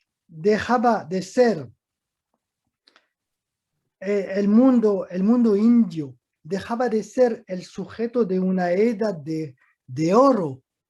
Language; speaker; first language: Spanish; non-native, fluent; French